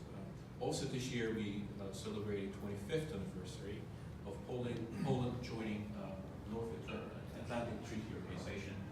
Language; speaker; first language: English; non-native, fluent; Polish